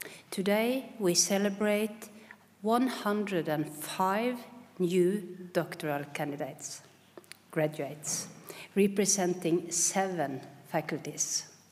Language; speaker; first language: English; non-native, fluent; Norwegian